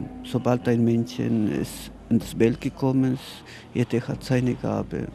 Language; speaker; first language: German; non-native, learner; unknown